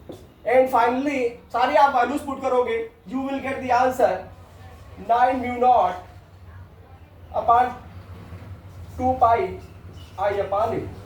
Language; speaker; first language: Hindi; native; Hindi